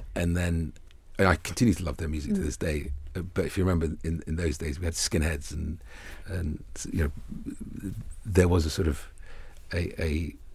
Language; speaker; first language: English; early bilingual, other home language; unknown